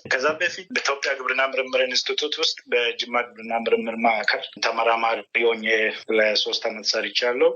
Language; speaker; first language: Amharic; non-native, local second language; Oromo